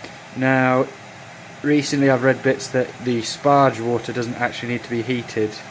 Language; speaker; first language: English; native; English